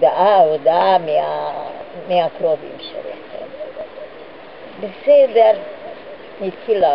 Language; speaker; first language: Hebrew; non-native, fluent; Hungarian